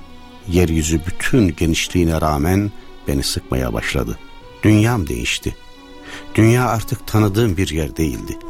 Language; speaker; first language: Turkish; native; Turkish